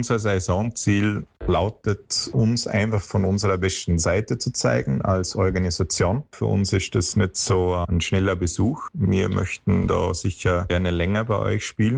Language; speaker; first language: German; native; German